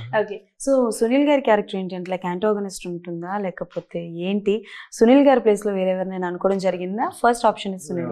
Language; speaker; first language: Telugu; native; Telugu